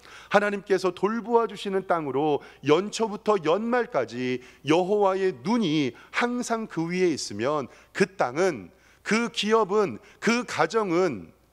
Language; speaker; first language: Korean; native; Korean